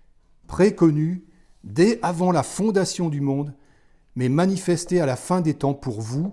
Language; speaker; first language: French; native; French